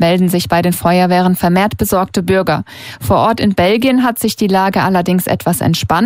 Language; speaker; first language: German; native; German